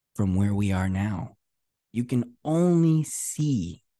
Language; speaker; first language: English; early bilingual, other home language; Spanish